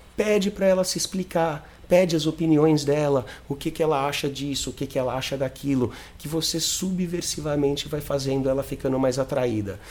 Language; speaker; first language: Portuguese; non-native, fluent; English